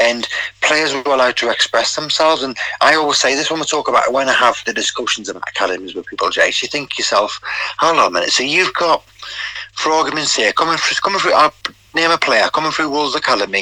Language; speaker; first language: English; native; English